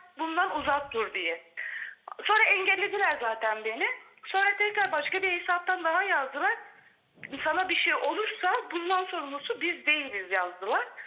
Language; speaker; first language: Turkish; native; Turkish